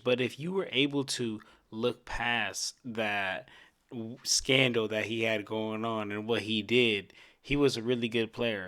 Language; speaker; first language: English; native; English